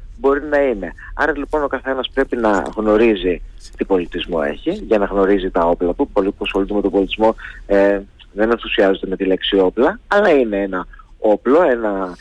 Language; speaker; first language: Greek; native; Greek